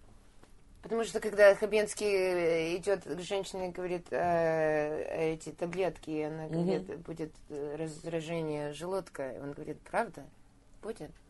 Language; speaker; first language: Russian; early bilingual, heritage; Russian